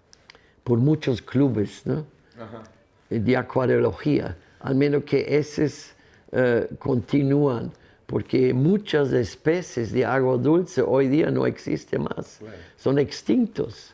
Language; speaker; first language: Spanish; non-native, fluent; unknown